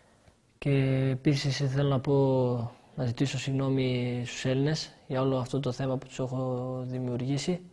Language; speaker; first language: Greek; early bilingual, other home language; Albanian